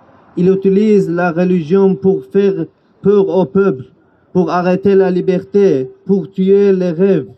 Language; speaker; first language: French; non-native, learner; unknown